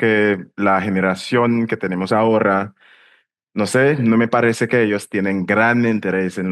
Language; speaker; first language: Spanish; non-native, fluent; English